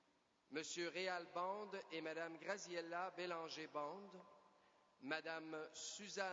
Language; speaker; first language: French; native; French